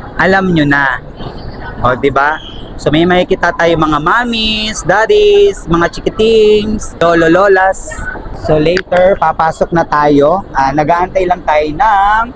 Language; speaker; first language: Filipino; native; Filipino